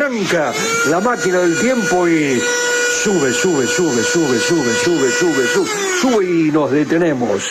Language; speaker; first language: Spanish; native; Spanish